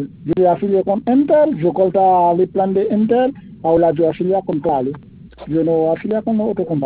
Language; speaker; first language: Spanish; non-native, learner; Haitian Creole